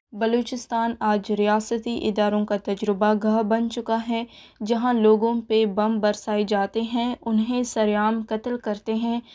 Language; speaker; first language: Urdu; non-native, local second language; Baluchi